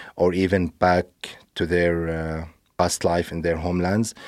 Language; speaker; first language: English; non-native, fluent; Arabic